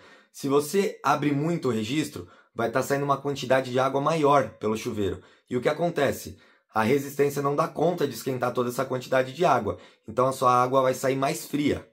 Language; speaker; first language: Portuguese; native; Portuguese